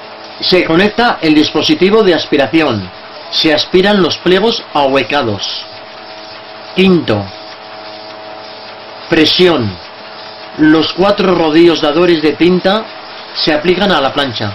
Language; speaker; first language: Spanish; native; Spanish